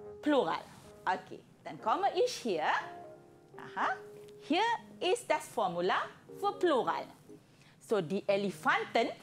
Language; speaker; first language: German; non-native, fluent; Malay